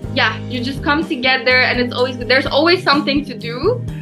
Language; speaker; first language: English; early bilingual, heritage; Turkish